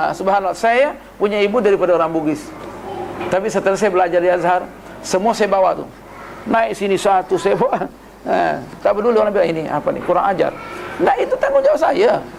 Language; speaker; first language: Malay; non-native, local second language; Buginese